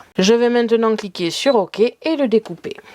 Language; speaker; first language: French; native; French